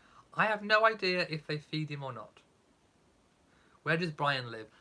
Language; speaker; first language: English; native; English